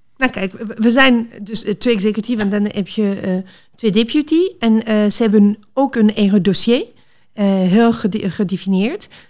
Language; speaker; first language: Dutch; non-native, fluent; French